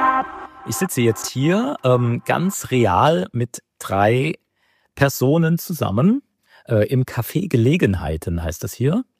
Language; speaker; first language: German; native; German